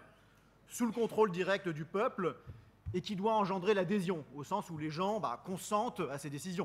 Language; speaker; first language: French; native; French